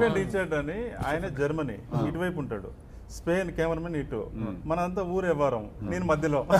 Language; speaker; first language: Telugu; native; Telugu